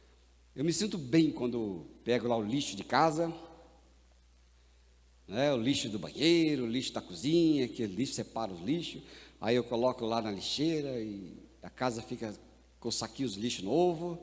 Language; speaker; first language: Portuguese; native; Portuguese